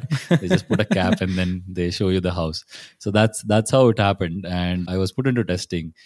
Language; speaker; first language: English; non-native, local second language; Marathi